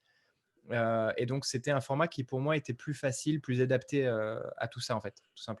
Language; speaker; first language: French; native; French